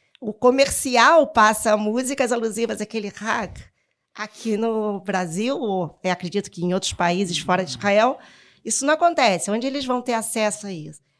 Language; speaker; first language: Portuguese; native; Portuguese